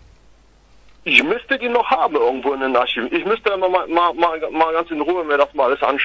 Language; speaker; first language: German; native; German